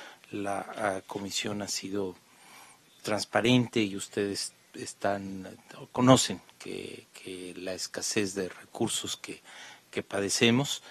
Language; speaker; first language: Spanish; native; Spanish